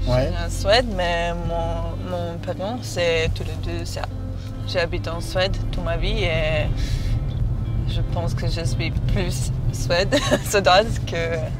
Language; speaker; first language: French; non-native, learner; Serbian